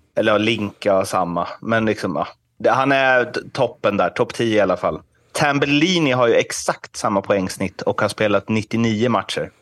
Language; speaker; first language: Swedish; native; Swedish